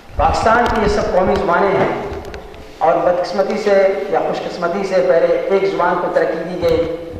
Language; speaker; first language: Urdu; non-native, local second language; Brahui